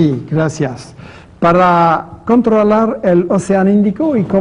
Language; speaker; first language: Spanish; non-native, fluent; French